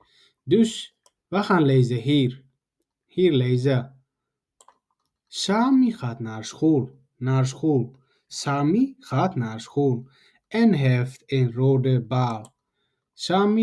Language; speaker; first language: Dutch; non-native, learner; Tigrinya